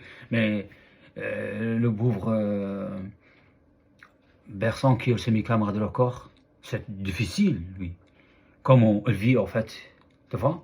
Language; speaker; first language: French; non-native, fluent; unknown